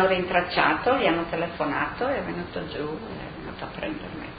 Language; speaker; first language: Italian; non-native, local second language; Friulian